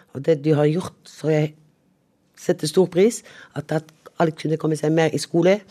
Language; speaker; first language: Norwegian; non-native, local second language; Romany